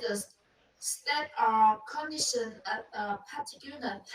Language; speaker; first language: English; non-native, learner; Vietnamese